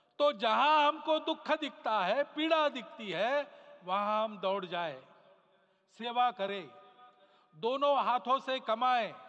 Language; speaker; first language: Hindi; non-native, local second language; Marathi